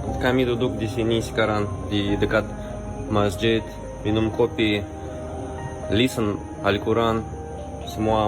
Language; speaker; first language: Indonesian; non-native, learner; French